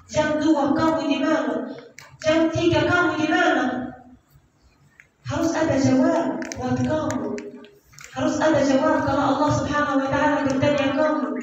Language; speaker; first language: Indonesian; non-native, learner; Arabic